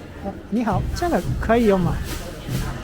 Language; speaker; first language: Chinese; non-native, learner; Japanese